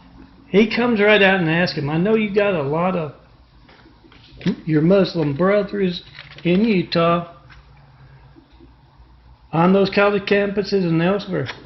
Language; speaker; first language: English; native; English